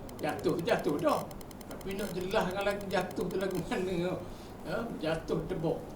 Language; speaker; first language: Malay; native; Malay